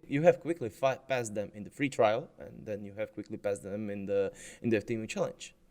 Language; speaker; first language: English; non-native, fluent; Czech